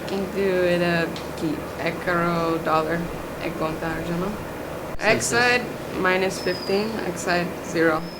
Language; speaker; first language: Bangla; non-native, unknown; English